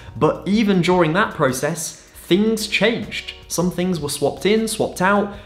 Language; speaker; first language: English; native; English